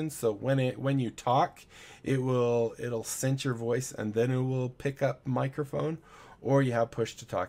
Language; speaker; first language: English; native; English